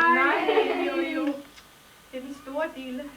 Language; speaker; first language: Danish; native; Danish